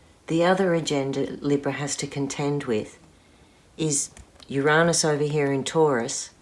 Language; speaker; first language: English; native; English